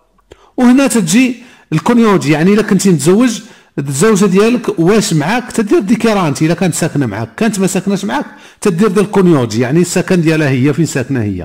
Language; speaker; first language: Arabic; native; Arabic